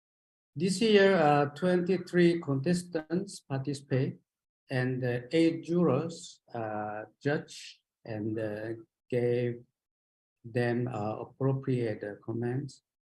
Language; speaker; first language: English; non-native, learner; Japanese